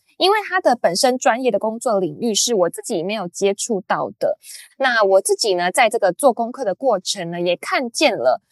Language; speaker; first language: Chinese; native; Chinese